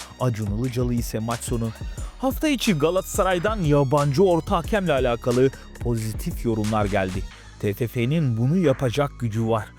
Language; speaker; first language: Turkish; native; Turkish